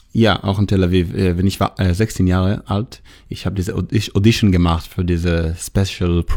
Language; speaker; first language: German; non-native, learner; Hebrew